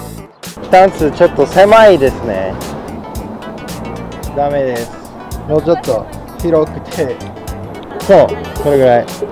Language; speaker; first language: Japanese; non-native, fluent; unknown